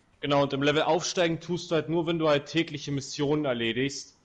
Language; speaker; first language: German; native; German